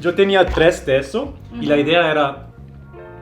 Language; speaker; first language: Spanish; non-native, fluent; German